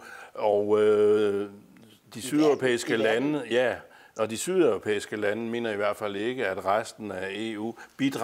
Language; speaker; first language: Danish; native; Danish